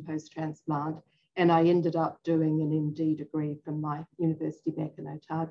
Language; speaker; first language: English; native; English